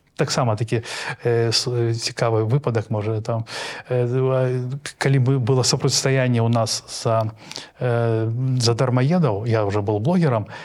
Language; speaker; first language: Belarusian; non-native, local second language; Russian